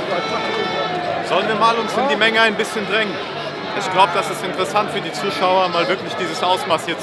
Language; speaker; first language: German; native; German